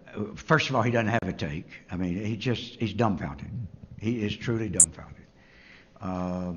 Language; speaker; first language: English; native; English